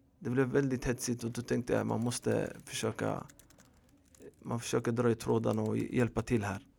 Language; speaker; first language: Swedish; early bilingual, other home language; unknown